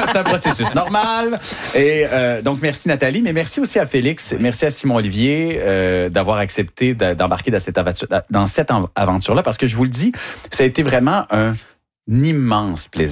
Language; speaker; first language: French; native; French